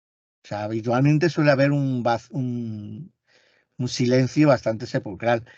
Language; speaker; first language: Spanish; native; Spanish